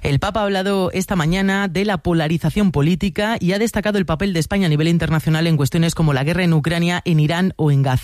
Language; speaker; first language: Spanish; native; Spanish